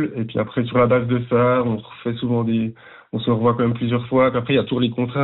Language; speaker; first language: French; native; French